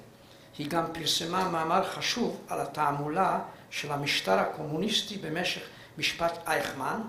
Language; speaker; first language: Hebrew; non-native, fluent; Hungarian